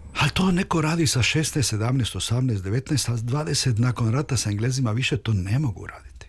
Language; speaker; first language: Serbian; early bilingual, heritage; Croatian